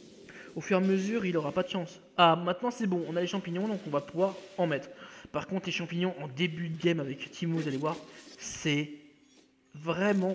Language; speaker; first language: French; native; French